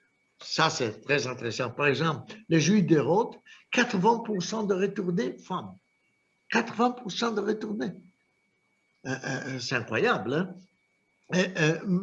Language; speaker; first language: French; non-native, fluent; Italian